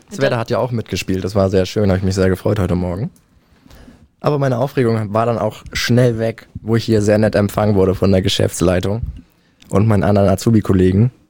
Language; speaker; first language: German; native; German